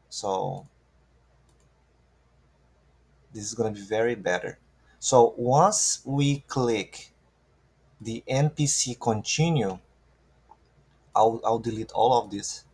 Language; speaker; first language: English; non-native, fluent; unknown